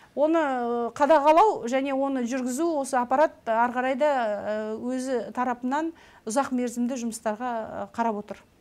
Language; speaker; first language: Kazakh; native; Kazakh